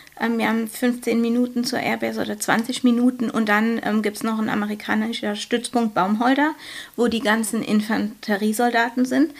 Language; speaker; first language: German; native; German